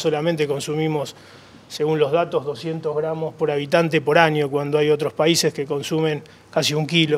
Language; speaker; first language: Spanish; native; Spanish